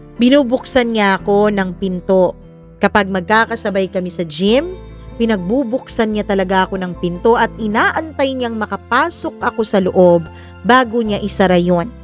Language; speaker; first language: Filipino; non-native, local second language; Cebuano